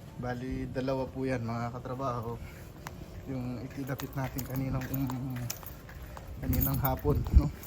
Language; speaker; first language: Filipino; non-native, local second language; Iloko